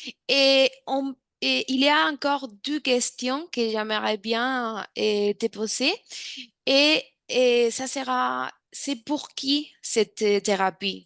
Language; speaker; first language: French; non-native, fluent; Spanish